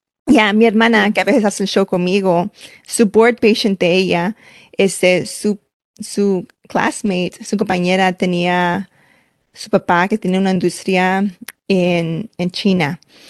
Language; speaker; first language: Spanish; early bilingual, heritage; Spanish